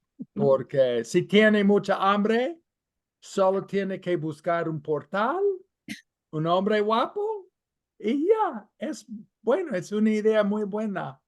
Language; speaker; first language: Spanish; non-native, fluent; English